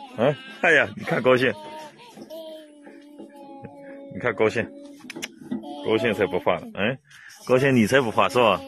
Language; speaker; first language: Chinese; native; Chinese